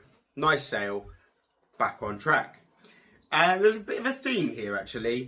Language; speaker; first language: English; native; English